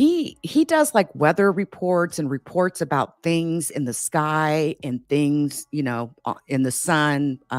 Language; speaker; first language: English; native; English